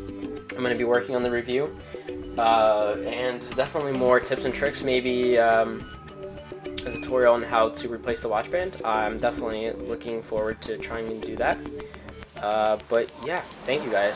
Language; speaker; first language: English; native; English